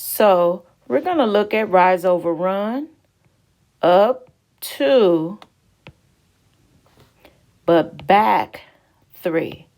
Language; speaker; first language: English; native; English